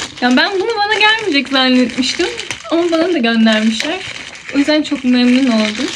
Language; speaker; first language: Turkish; native; Turkish